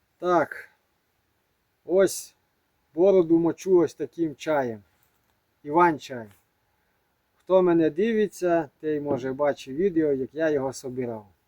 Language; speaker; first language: Ukrainian; native; Ukrainian